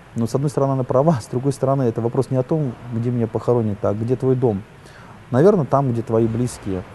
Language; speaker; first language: Russian; native; Russian